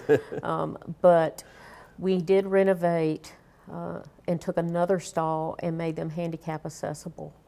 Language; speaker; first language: English; native; English